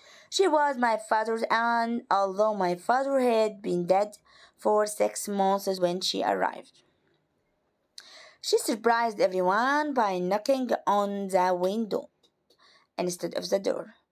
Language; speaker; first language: English; non-native, fluent; Arabic